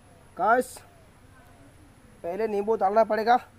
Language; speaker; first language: Hindi; non-native, local second language; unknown